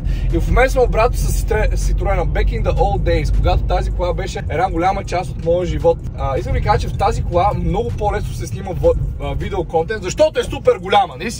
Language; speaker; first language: Bulgarian; native; Bulgarian